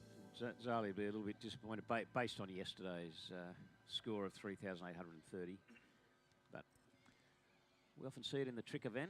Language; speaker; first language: English; native; English